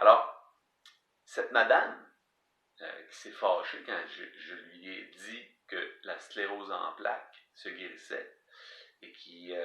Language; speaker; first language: French; native; French